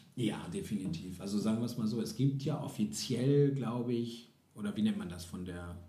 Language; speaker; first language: German; native; German